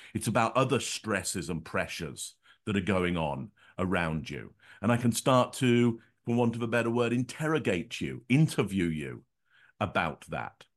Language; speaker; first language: English; native; English